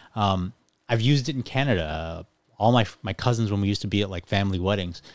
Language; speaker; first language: English; native; English